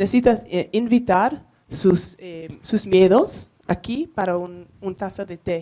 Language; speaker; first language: Spanish; non-native, learner; English